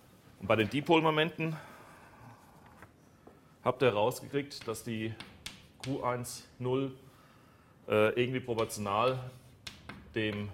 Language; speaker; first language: German; native; German